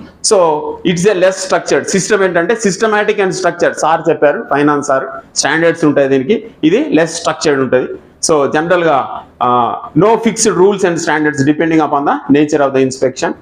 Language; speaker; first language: English; non-native, local second language; Telugu